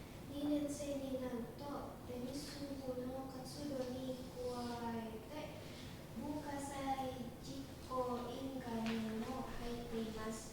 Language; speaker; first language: Japanese; non-native, learner; Indonesian